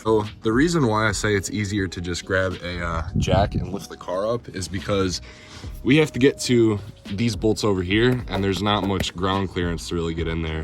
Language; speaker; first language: English; native; English